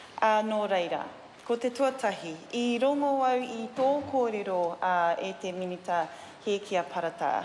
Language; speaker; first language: Māori; non-native, learner; English